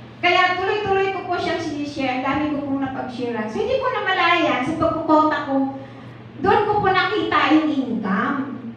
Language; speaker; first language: Filipino; non-native, local second language; Cebuano